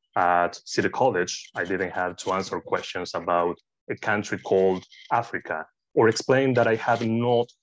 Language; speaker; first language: English; non-native, fluent; Spanish